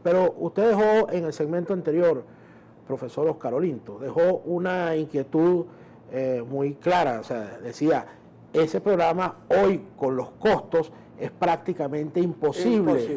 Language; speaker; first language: Spanish; native; Spanish